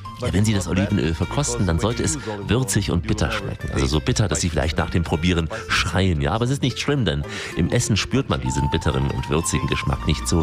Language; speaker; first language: German; native; German